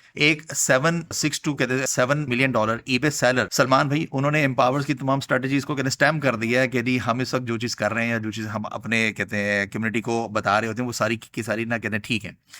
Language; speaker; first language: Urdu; native; Urdu